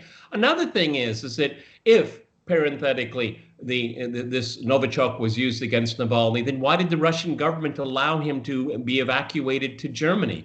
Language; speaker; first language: English; native; English